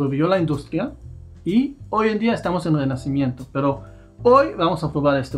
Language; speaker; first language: Spanish; non-native, fluent; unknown